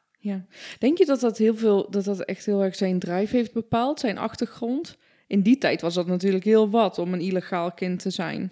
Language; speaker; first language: Dutch; early bilingual, other home language; Persian